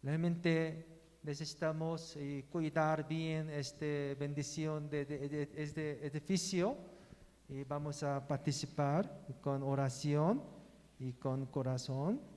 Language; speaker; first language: Spanish; non-native, learner; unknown